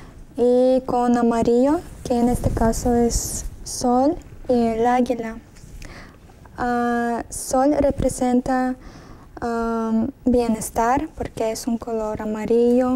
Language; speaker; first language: Spanish; non-native, learner; Russian